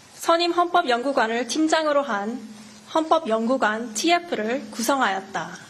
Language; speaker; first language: Korean; native; Korean